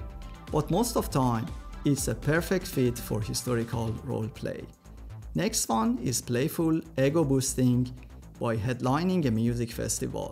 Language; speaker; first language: English; non-native, fluent; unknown